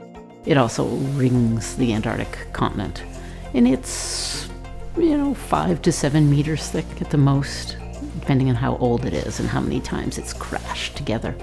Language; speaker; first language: English; native; English